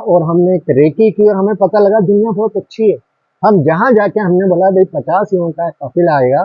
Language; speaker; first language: Hindi; native; Hindi